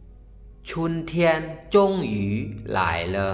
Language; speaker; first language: Chinese; non-native, fluent; Lao